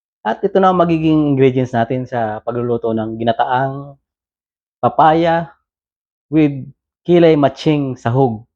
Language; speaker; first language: Filipino; native; Filipino